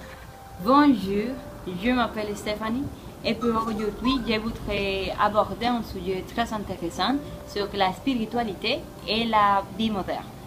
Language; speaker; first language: French; non-native, learner; Spanish